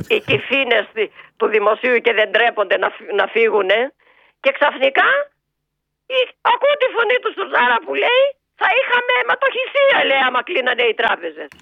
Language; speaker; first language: Greek; native; Greek